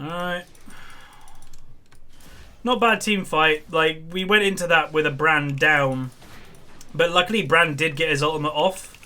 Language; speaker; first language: English; native; English